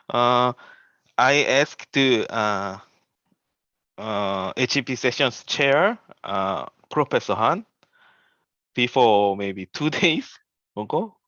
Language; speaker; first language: English; non-native, learner; Korean